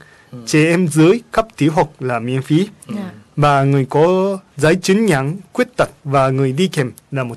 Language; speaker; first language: Vietnamese; non-native, fluent; Japanese